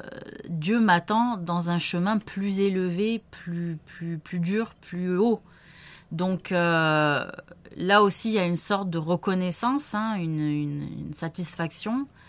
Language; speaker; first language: French; native; French